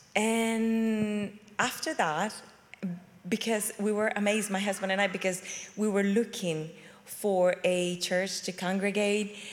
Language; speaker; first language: English; non-native, fluent; Spanish